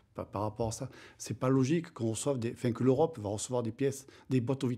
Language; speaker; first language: French; native; French